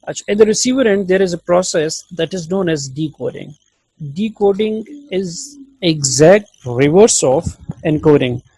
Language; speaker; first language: English; non-native, local second language; Urdu